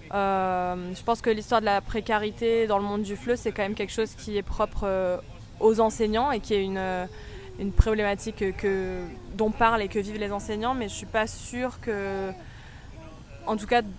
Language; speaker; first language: French; native; French